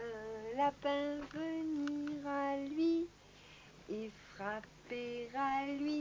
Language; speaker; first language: French; native; French